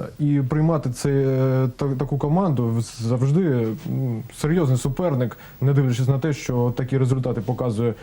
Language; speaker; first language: Ukrainian; non-native, local second language; Russian